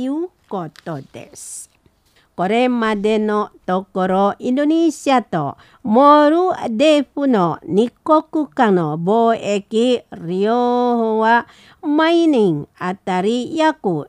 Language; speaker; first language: Japanese; non-native, fluent; Indonesian